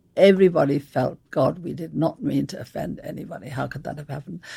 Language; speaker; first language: English; native; English